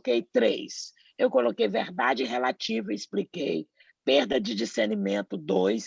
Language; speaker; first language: Portuguese; native; Portuguese